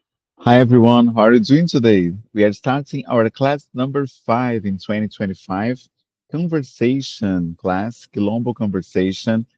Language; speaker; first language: English; non-native, fluent; Portuguese